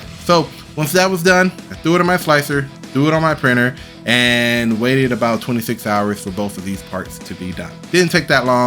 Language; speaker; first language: English; native; English